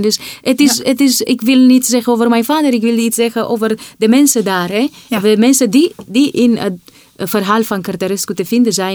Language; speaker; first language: Dutch; non-native, fluent; Romanian